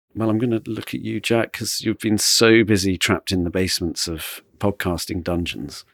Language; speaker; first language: English; native; English